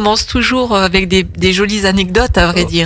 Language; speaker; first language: French; native; French